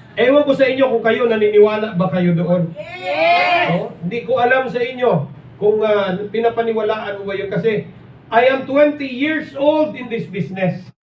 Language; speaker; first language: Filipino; non-native, local second language; Cebuano